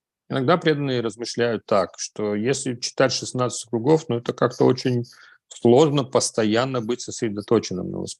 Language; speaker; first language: Russian; native; Russian